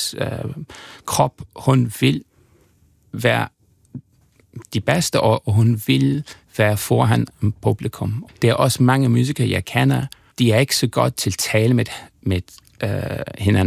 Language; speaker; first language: Danish; non-native, fluent; English